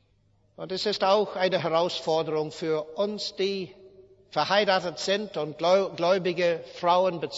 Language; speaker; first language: German; non-native, fluent; English